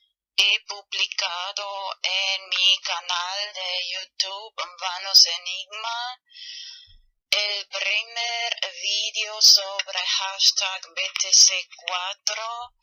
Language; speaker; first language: Spanish; non-native, learner; German